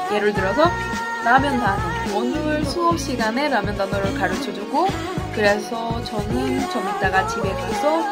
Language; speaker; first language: Korean; non-native, fluent; Spanish